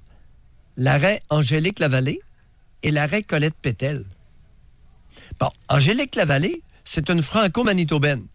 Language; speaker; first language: French; native; French